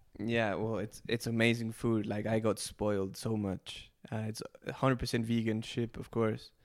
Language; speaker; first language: English; non-native, fluent; Spanish